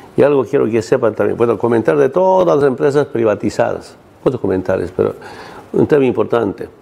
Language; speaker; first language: Spanish; non-native, local second language; Aymara